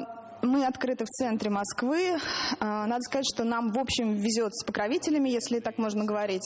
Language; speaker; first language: Russian; native; Russian